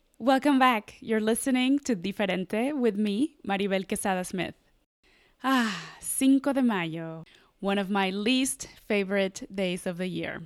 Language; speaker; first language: English; early bilingual, other home language; Spanish